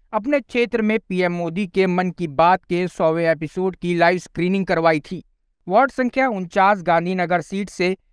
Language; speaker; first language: Hindi; native; Hindi